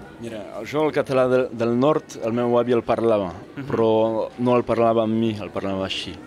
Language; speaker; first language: Catalan; non-native, local second language; French